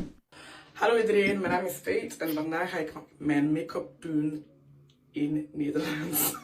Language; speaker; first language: Dutch; non-native, local second language; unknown